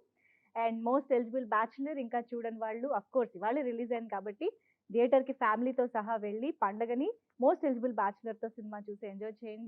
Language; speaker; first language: Telugu; native; Telugu